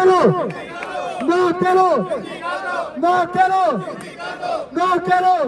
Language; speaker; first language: Spanish; non-native, learner; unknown